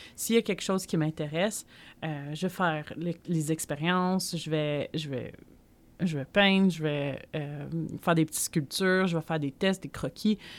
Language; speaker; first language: French; native; French